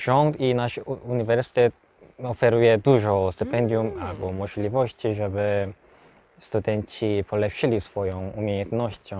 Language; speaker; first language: Polish; non-native, learner; Korean